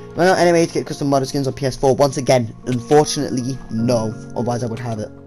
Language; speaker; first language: English; native; English